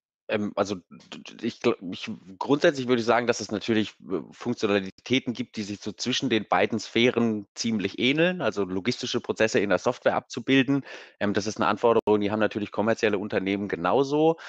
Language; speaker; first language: German; native; German